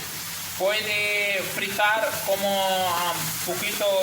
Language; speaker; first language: Spanish; non-native, learner; Urdu